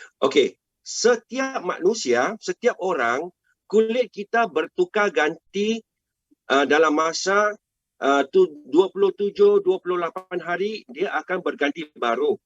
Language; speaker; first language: Malay; non-native, local second language; Chinese